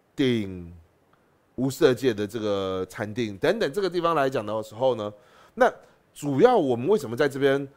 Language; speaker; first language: Chinese; native; Chinese